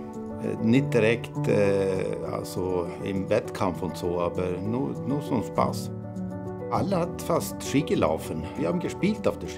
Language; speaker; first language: German; non-native, fluent; Swedish